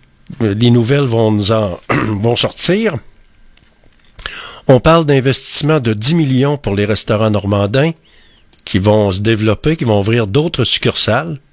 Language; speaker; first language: French; native; French